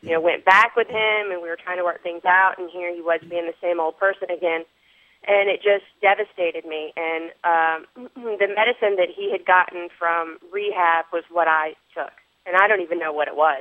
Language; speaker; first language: English; native; English